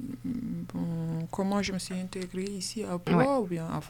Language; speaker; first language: French; non-native, local second language; Soninke